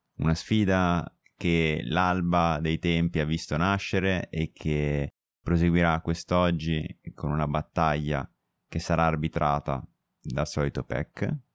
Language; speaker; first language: Italian; native; Italian